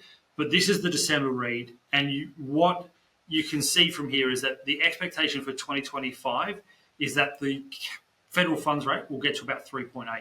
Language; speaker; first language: English; native; English